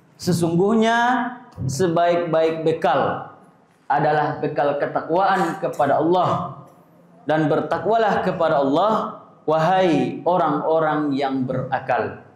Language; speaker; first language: Malay; non-native, local second language; Minangkabau